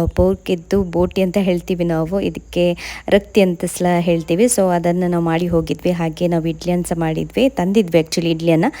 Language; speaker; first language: Kannada; non-native, local second language; Tulu